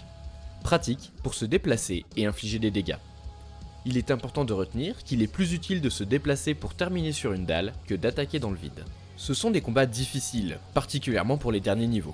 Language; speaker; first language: French; native; French